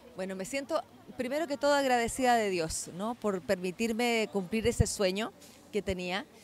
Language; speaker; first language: Spanish; native; Spanish